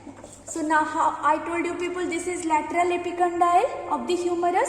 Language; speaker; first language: English; non-native, local second language; Hindi